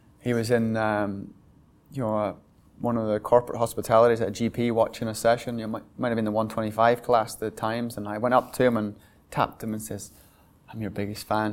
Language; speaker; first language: English; native; English